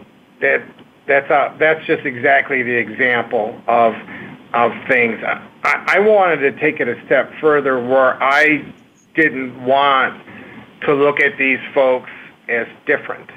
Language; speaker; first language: English; native; English